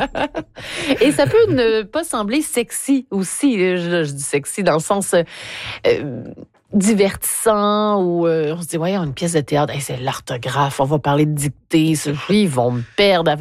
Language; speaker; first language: French; native; French